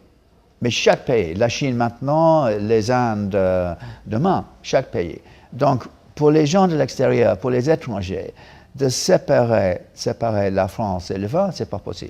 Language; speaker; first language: French; non-native, fluent; English